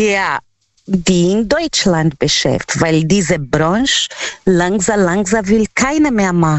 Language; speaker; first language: German; non-native, learner; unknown